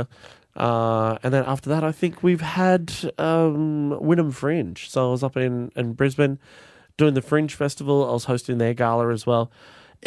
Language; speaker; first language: English; native; English